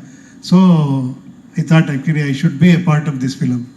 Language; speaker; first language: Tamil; non-native, learner; Kannada